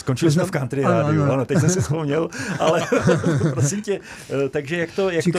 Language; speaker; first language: Czech; native; Czech